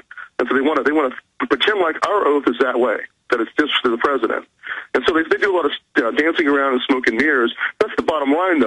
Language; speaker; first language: English; native; English